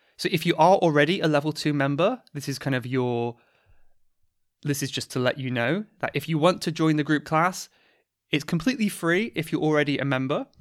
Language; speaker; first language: English; native; English